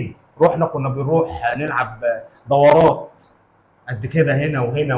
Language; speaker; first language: Arabic; native; Arabic